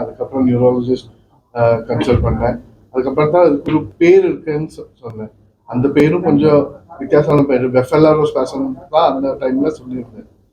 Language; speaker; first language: Tamil; non-native, local second language; Malayalam